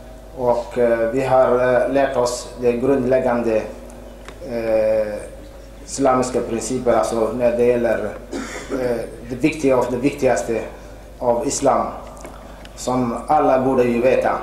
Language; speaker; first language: Swedish; non-native, fluent; Arabic